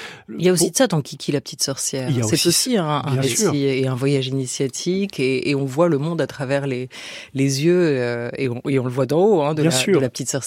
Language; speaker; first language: French; native; French